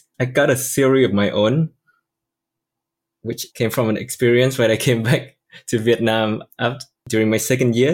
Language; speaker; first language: English; non-native, fluent; Vietnamese